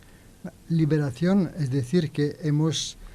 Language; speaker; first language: Spanish; non-native, learner; French